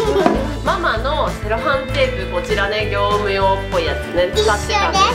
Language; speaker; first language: Japanese; native; Japanese